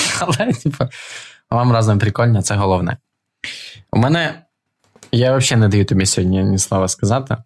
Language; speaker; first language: Ukrainian; non-native, local second language; Russian